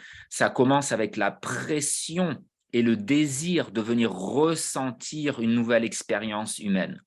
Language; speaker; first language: French; native; French